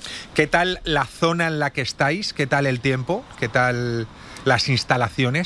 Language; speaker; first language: Spanish; native; Spanish